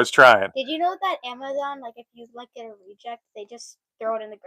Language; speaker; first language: English; native; English